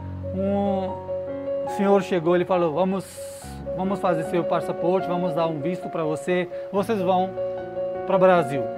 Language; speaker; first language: Portuguese; non-native, learner; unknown